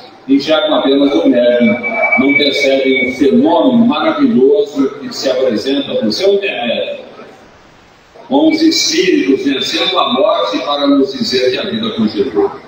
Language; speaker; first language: Portuguese; native; Portuguese